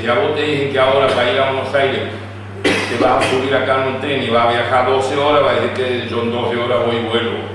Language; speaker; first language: Spanish; native; Spanish